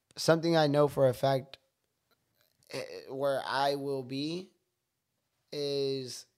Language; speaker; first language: English; native; English